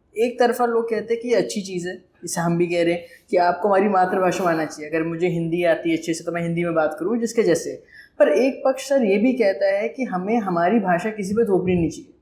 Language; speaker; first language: Hindi; native; Hindi